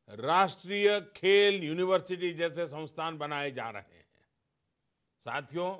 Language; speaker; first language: Hindi; non-native, local second language; Gujarati